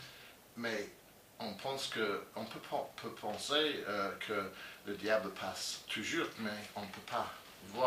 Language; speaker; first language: French; non-native, learner; English